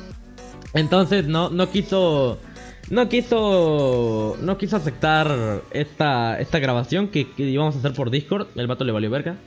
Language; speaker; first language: Spanish; native; Spanish